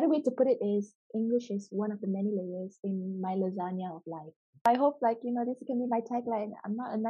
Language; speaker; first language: English; native; English